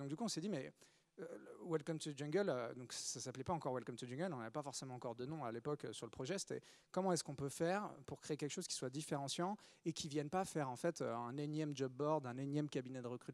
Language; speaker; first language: French; native; French